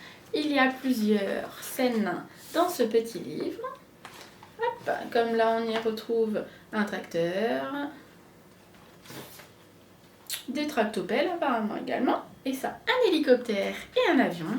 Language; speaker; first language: French; native; French